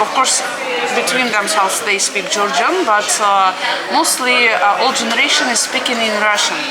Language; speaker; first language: English; non-native, fluent; Russian